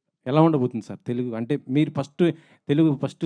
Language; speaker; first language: Telugu; native; Telugu